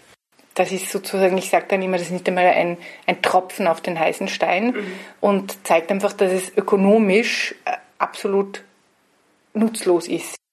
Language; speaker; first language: German; native; German